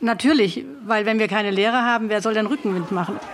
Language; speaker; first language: German; native; German